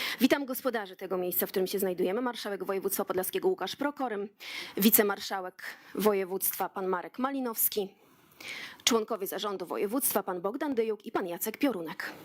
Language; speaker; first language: Polish; native; Polish